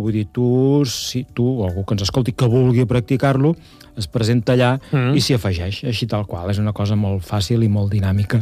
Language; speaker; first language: Catalan; native; Catalan